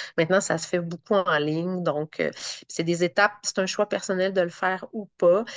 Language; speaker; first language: French; native; French